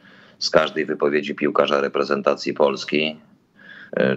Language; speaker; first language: Polish; native; Polish